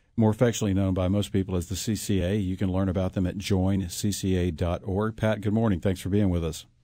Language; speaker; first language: English; native; English